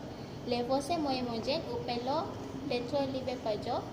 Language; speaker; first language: French; non-native, learner; Malay